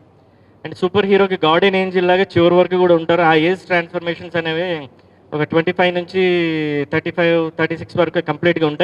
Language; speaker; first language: Telugu; native; Telugu